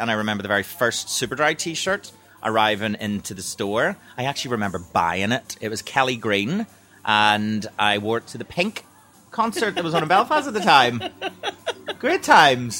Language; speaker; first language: English; native; English